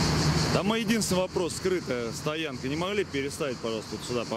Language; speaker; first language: Russian; native; Russian